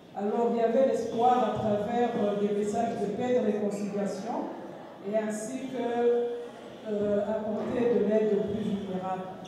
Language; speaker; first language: French; non-native, local second language; Rundi